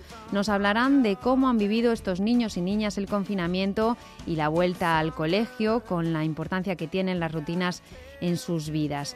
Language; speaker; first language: Spanish; native; Spanish